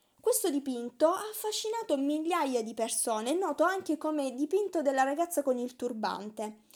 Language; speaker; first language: Italian; native; Italian